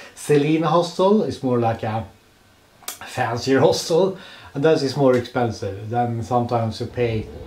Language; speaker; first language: English; non-native, fluent; Swedish